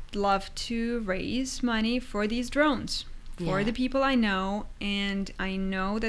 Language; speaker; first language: English; non-native, fluent; Ukrainian